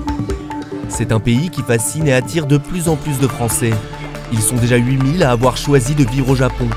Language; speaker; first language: French; native; French